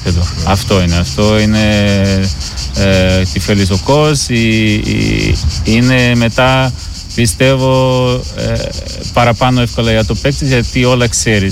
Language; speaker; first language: Greek; non-native, learner; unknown